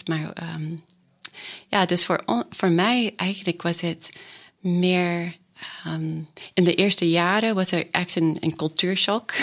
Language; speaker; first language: Dutch; non-native, fluent; English